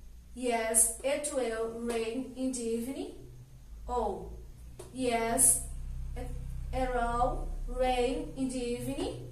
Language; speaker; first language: English; non-native, learner; Portuguese